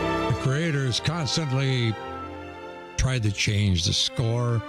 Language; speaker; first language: English; native; English